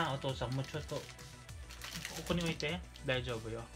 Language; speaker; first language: Japanese; non-native, local second language; Filipino